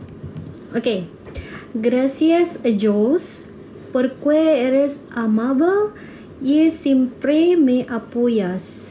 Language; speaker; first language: Spanish; non-native, learner; Indonesian